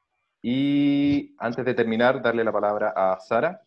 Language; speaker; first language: Spanish; native; Spanish